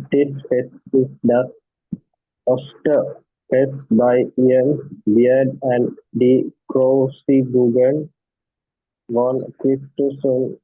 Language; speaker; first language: German; non-native, learner; Sinhala